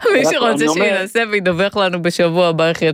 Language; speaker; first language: Hebrew; native; Hebrew